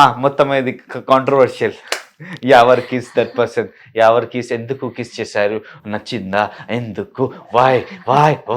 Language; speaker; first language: Telugu; non-native, local second language; Urdu